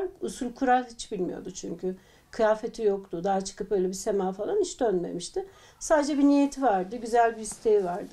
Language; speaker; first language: Turkish; native; Turkish